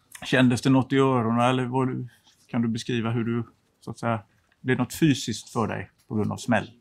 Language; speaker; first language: Swedish; native; Swedish